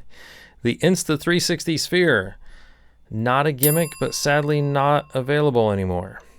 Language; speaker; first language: English; native; English